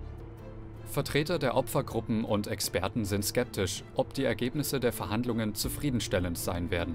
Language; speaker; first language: German; native; German